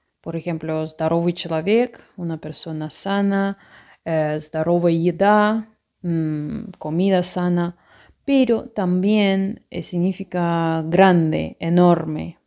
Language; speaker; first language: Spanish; non-native, fluent; Russian